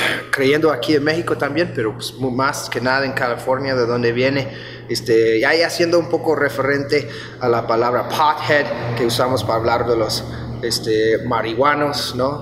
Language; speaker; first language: Spanish; non-native, fluent; English